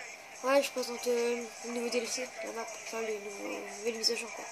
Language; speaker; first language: French; native; French